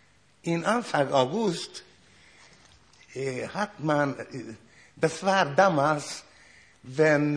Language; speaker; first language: German; non-native, learner; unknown